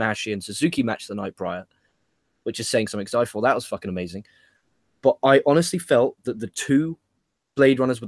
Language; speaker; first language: English; native; English